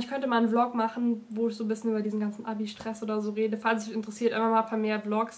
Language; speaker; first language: German; native; German